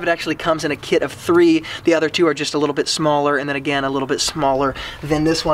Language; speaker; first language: English; native; English